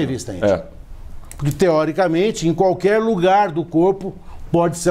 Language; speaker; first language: Portuguese; native; Portuguese